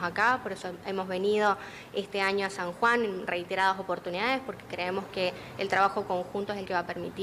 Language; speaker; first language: Spanish; native; Spanish